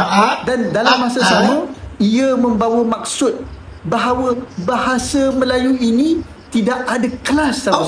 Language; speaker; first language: Malay; native; Malay